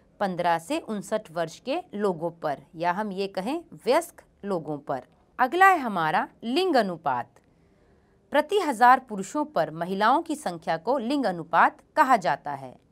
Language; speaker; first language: Hindi; native; Hindi